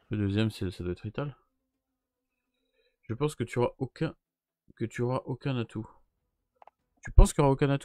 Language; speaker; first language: French; native; French